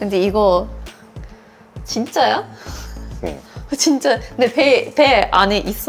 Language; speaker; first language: Korean; non-native, fluent; Swedish